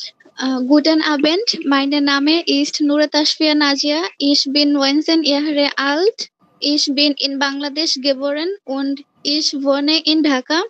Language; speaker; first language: German; non-native, learner; Bangla